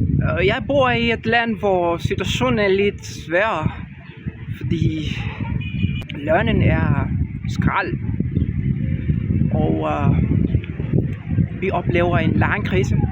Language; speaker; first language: Danish; non-native, learner; Spanish